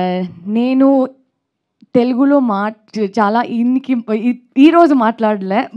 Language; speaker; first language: Telugu; non-native, learner; Kannada